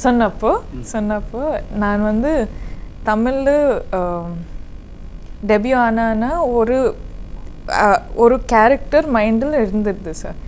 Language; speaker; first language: Tamil; non-native, learner; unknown